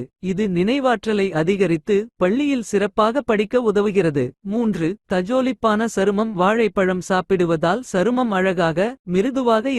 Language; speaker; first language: Tamil; native; Tamil